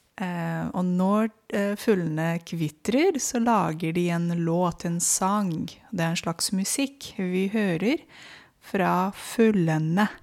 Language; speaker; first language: Norwegian; non-native, fluent; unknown